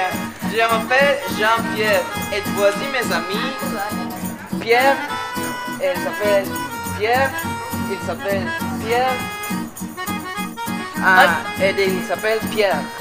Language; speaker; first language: French; non-native, learner; Spanish